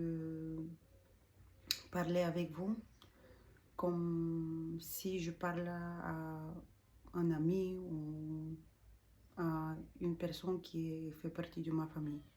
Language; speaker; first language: French; non-native, learner; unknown